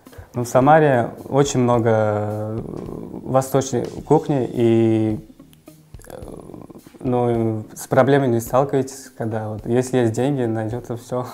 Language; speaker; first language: Russian; non-native, fluent; Uzbek